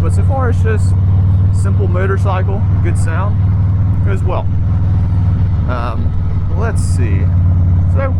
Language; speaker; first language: English; native; English